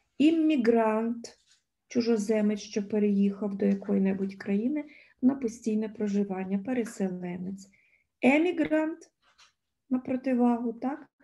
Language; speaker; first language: Ukrainian; native; Ukrainian